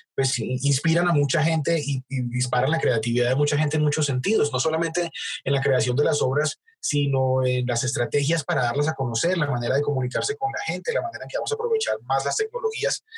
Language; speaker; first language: Spanish; native; Spanish